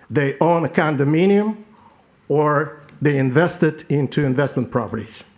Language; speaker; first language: English; non-native, fluent; Ukrainian